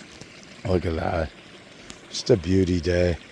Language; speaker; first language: English; native; English